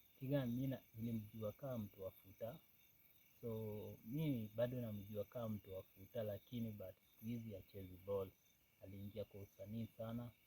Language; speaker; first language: Swahili; native; Swahili